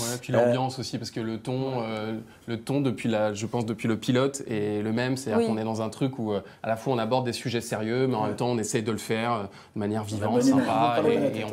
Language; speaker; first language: French; native; French